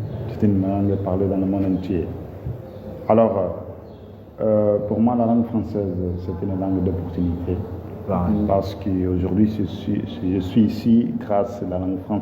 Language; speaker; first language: French; non-native, fluent; Portuguese